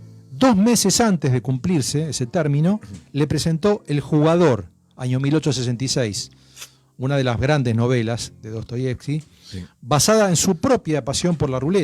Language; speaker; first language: Spanish; native; Spanish